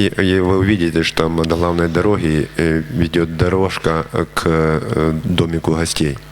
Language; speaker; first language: Russian; native; Russian